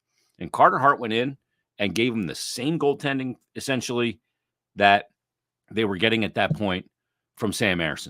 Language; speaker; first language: English; native; English